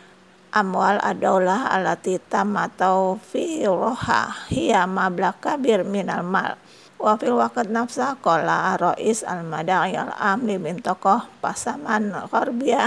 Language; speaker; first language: Arabic; non-native, fluent; Indonesian